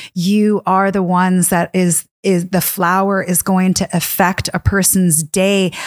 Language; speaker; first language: English; native; English